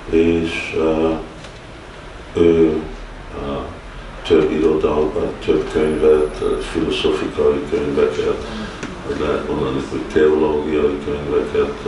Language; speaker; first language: Hungarian; early bilingual, heritage; Hungarian